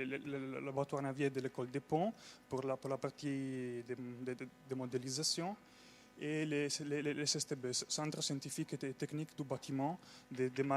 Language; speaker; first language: French; non-native, fluent; Italian